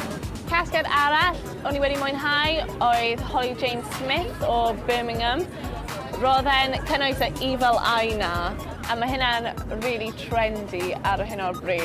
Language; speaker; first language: Welsh; native; Welsh